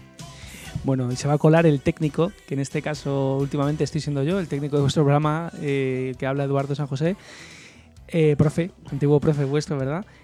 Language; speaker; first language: Spanish; native; Spanish